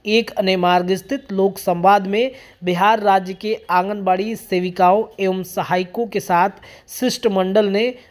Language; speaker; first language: Hindi; native; Hindi